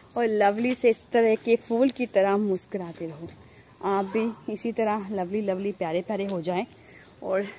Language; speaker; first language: Hindi; non-native, local second language; Punjabi